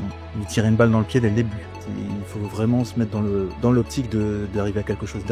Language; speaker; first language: French; native; French